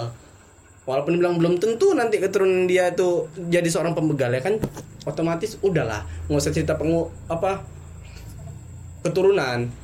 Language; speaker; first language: Indonesian; native; Indonesian